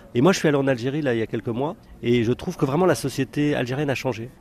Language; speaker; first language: French; native; French